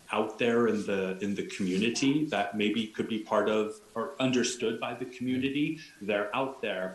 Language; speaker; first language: English; native; English